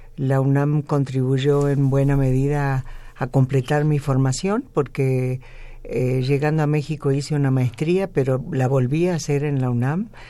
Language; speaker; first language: Spanish; native; Spanish